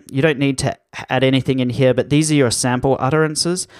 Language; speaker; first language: English; native; English